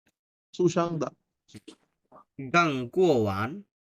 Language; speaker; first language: Chinese; non-native, fluent; Bangla